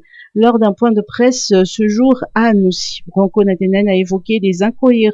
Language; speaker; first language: French; non-native, local second language; Malagasy